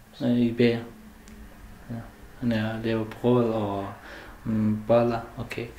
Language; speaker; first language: Danish; non-native, learner; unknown